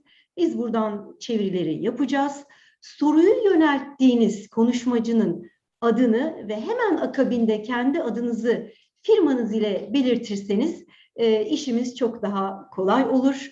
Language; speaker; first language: Turkish; native; Turkish